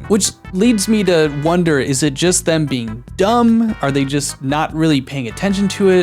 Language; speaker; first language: English; native; English